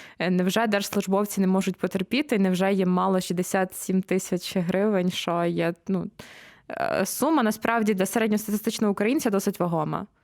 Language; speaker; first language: Ukrainian; native; Ukrainian